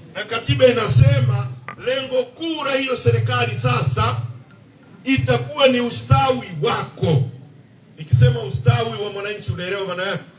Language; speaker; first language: Swahili; native; Swahili